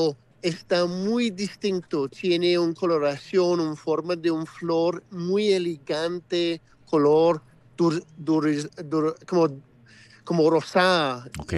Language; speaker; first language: Spanish; non-native, fluent; English